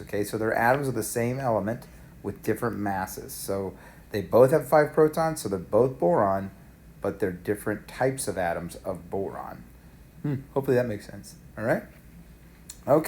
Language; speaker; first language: English; native; English